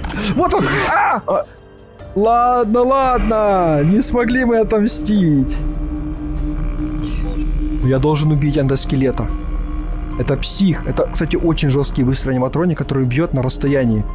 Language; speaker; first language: Russian; native; Russian